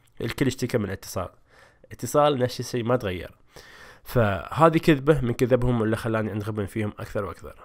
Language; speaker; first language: Arabic; native; Arabic